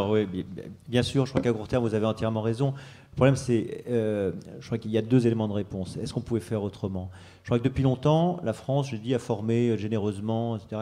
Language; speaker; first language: French; native; French